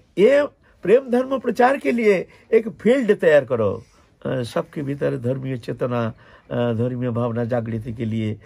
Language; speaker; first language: Hindi; non-native, local second language; Bangla